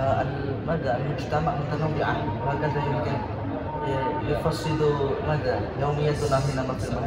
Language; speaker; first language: Arabic; non-native, learner; Indonesian